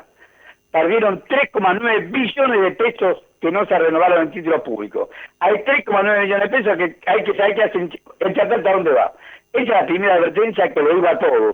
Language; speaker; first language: Spanish; native; Spanish